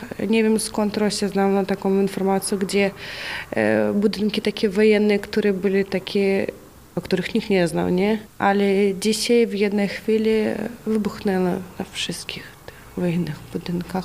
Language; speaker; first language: Polish; non-native, learner; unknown